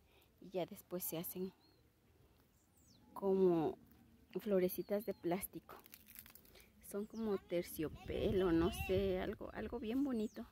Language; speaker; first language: Spanish; native; Spanish